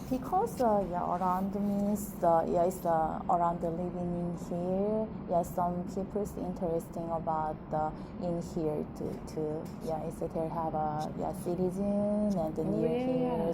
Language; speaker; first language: English; non-native, learner; Korean